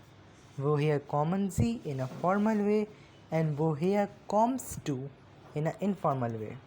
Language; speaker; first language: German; non-native, learner; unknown